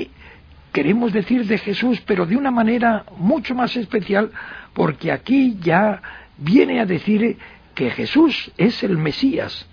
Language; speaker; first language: Spanish; native; Spanish